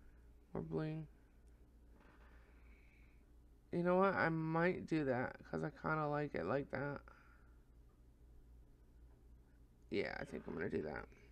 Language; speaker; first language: English; native; English